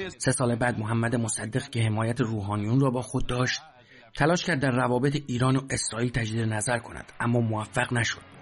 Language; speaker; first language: Persian; native; Persian